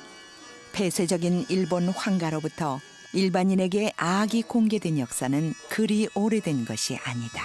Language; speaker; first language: Korean; native; Korean